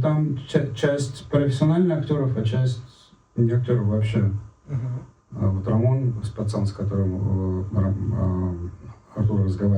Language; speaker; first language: Russian; native; Russian